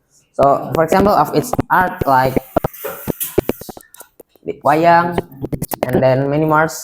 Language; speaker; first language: English; non-native, local second language; Indonesian